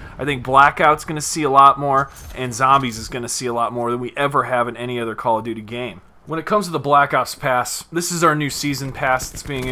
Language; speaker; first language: English; native; English